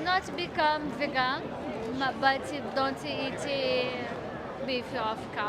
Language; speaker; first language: English; non-native, learner; Portuguese